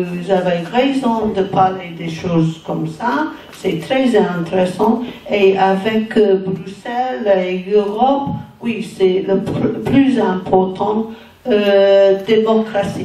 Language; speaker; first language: French; non-native, learner; English